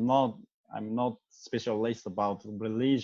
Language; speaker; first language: English; non-native, learner; Japanese